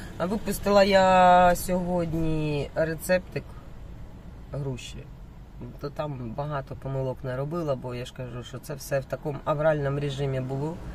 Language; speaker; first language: Ukrainian; non-native, local second language; Russian